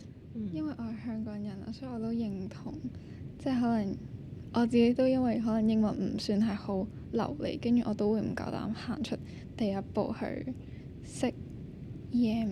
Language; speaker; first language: Cantonese; native; Cantonese